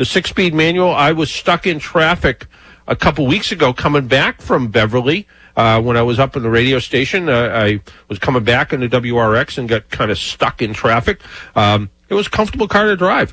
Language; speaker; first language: English; native; English